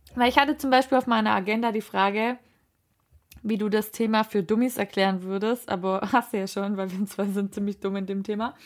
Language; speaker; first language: German; native; German